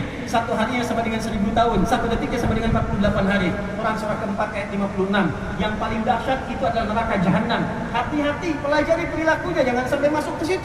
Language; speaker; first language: Indonesian; native; Indonesian